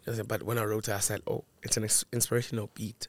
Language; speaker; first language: English; non-native, local second language; Zulu